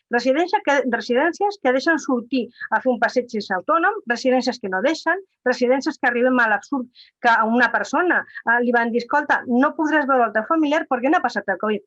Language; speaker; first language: Catalan; non-native, local second language; Spanish